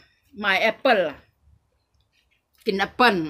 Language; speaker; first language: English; non-native, learner; Thai